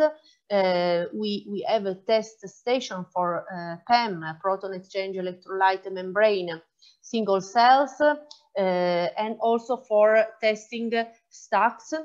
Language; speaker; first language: English; non-native, fluent; Italian